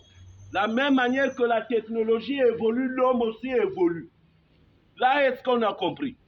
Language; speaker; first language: French; native; French